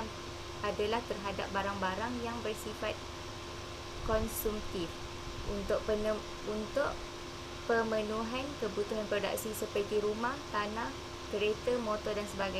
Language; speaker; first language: Malay; native; Malay